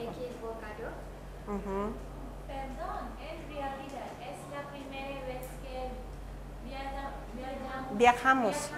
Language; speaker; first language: Spanish; non-native, learner; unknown